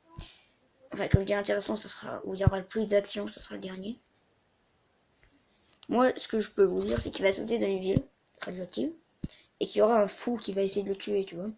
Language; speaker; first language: French; native; French